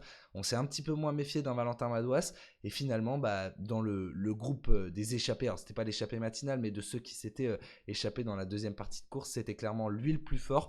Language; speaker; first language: French; native; French